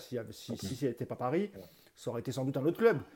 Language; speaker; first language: French; native; French